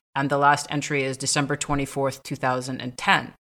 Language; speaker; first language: English; native; English